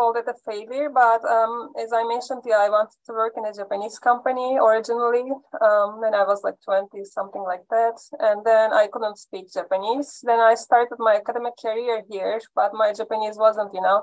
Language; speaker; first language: English; non-native, fluent; Turkish